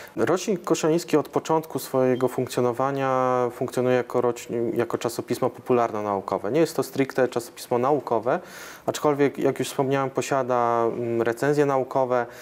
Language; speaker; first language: Polish; native; Polish